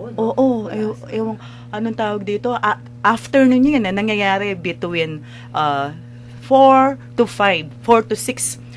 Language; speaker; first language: Filipino; non-native, local second language; Pampanga